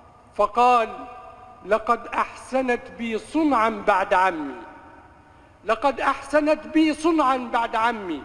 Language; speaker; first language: Arabic; native; Arabic